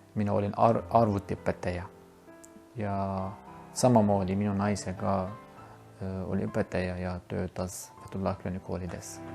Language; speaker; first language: Estonian; non-native, learner; Turkish